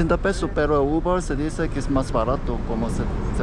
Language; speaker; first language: Spanish; non-native, learner; Korean